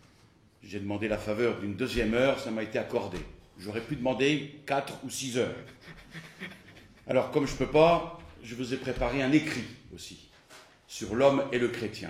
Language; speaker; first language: French; native; French